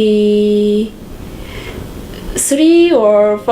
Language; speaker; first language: English; non-native, learner; Korean